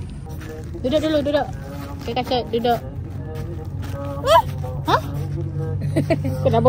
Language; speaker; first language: Malay; native; Malay